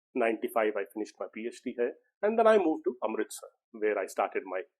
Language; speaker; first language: English; non-native, local second language; Punjabi